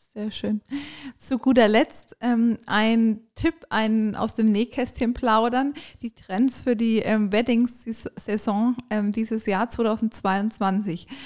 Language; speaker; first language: German; native; German